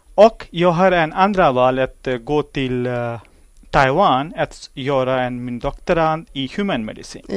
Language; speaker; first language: Swedish; non-native, learner; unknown